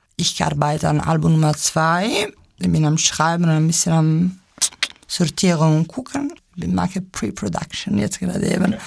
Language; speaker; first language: German; non-native, fluent; Italian